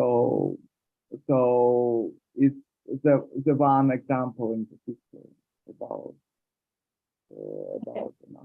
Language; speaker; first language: English; non-native, learner; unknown